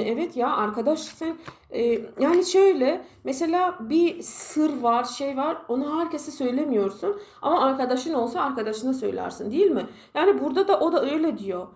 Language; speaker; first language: Turkish; non-native, fluent; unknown